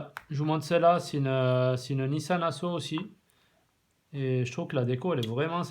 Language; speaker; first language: French; native; French